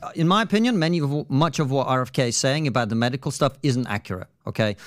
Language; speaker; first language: English; non-native, fluent; Russian